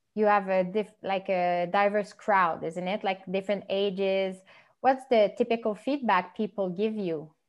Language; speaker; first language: English; non-native, fluent; French